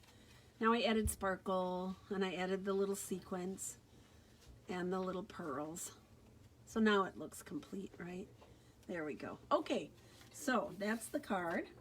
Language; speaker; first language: English; native; English